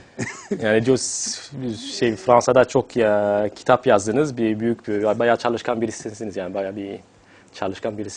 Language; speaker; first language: Turkish; non-native, fluent; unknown